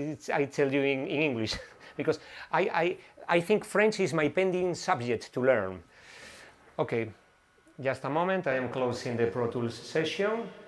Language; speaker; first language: English; non-native, fluent; Spanish